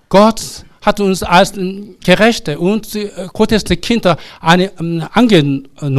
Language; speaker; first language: German; non-native, learner; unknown